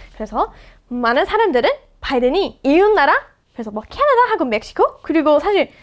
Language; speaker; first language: Korean; non-native, fluent; English